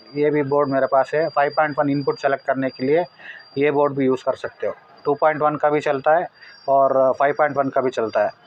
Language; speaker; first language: Hindi; non-native, local second language; Telugu